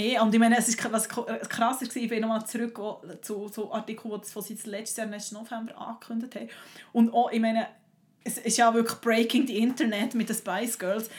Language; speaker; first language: German; native; German